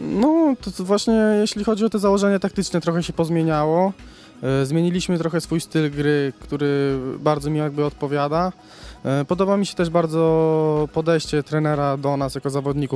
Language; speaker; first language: Polish; native; Polish